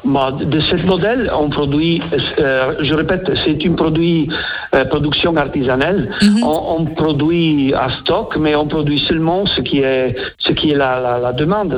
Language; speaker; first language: French; non-native, fluent; Italian